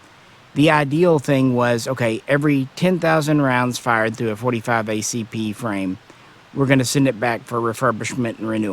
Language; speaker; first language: English; native; English